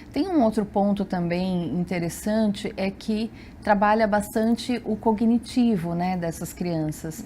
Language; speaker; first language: Portuguese; native; Portuguese